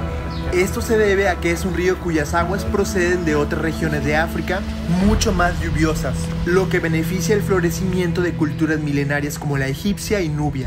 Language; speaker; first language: Spanish; native; Spanish